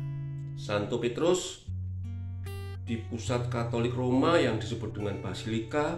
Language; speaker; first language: Indonesian; native; Indonesian